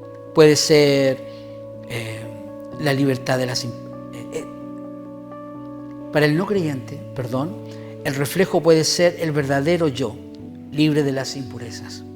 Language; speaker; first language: Spanish; native; Spanish